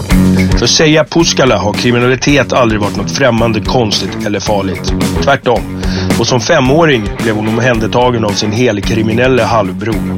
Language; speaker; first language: Swedish; native; Swedish